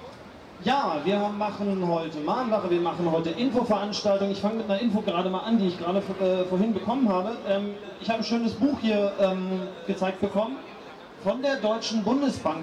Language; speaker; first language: German; native; German